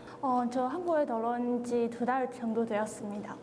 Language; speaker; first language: Korean; non-native, learner; Chinese